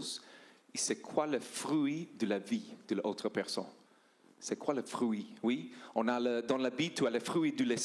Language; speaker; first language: French; non-native, learner; English